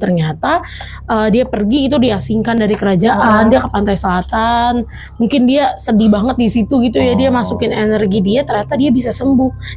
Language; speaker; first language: Indonesian; native; Indonesian